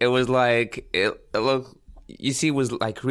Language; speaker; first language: English; non-native, fluent; French